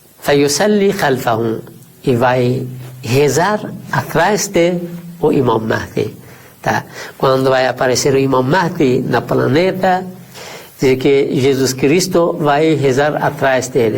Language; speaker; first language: Portuguese; non-native, fluent; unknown